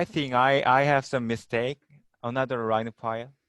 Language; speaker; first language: English; non-native, learner; Korean